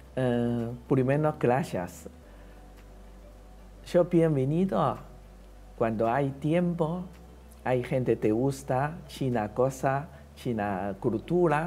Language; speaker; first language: Spanish; non-native, learner; Chinese